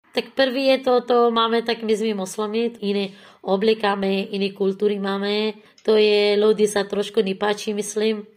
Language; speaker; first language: Slovak; non-native, learner; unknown